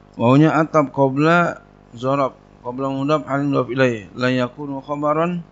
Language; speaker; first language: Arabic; non-native, fluent; Indonesian